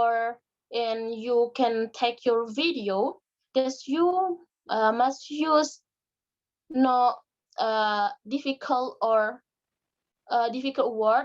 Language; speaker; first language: English; non-native, learner; Indonesian